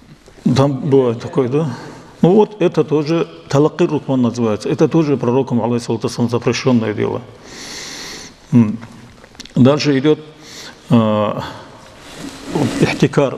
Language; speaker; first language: Russian; non-native, local second language; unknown